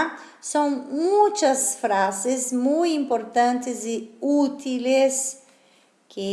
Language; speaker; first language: Spanish; non-native, fluent; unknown